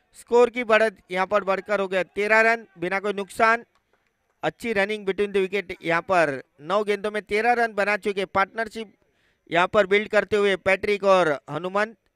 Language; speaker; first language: Hindi; non-native, local second language; Marathi